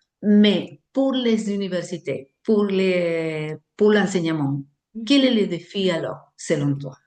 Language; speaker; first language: French; non-native, fluent; Spanish